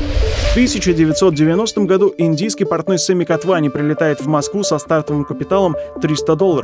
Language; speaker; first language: Russian; native; Russian